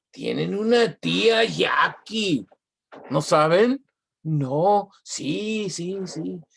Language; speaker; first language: Spanish; early bilingual, heritage; Spanish